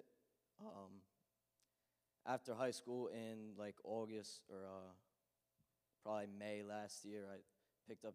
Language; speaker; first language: English; native; English